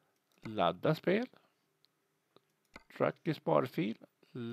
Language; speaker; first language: Swedish; native; Swedish